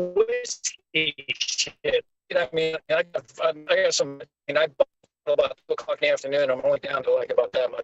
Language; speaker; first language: English; native; English